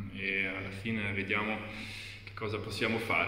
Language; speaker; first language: Italian; non-native, fluent; German